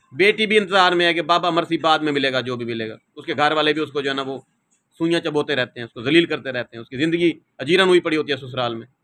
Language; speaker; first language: Urdu; non-native, local second language; Saraiki